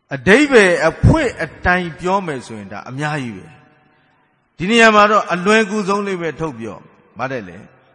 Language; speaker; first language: Burmese; native; Burmese